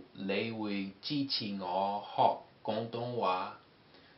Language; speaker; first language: Cantonese; non-native, learner; English